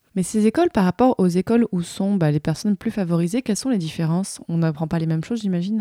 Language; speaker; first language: French; native; French